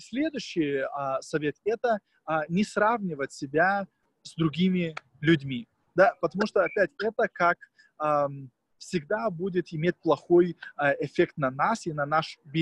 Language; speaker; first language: Russian; non-native, fluent; Lithuanian